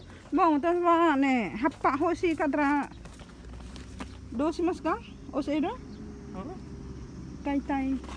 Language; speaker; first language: Japanese; non-native, learner; Khmer